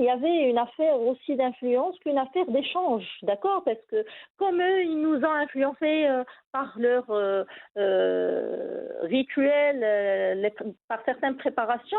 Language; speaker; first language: French; non-native, local second language; Arabic